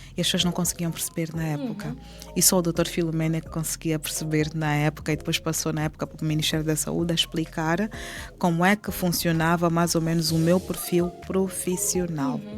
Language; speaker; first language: Portuguese; native; Portuguese